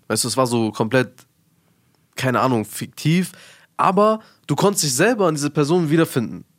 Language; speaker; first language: German; early bilingual, other home language; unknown